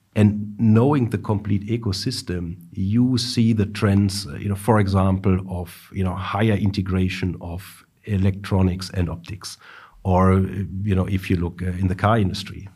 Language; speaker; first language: English; non-native, fluent; German